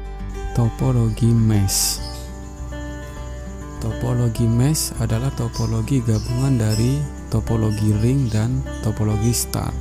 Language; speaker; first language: Indonesian; native; Indonesian